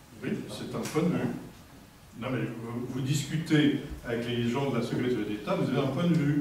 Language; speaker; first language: French; native; French